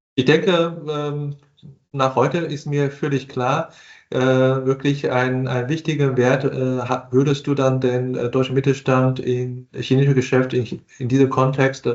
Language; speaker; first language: German; non-native, fluent; Chinese